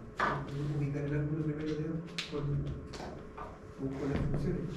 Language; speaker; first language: Spanish; native; Spanish